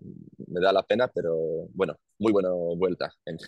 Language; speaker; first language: Spanish; non-native, learner; Hebrew